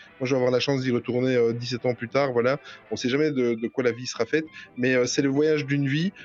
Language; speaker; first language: French; native; French